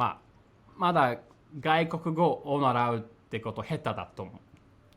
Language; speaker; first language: Japanese; non-native, fluent; English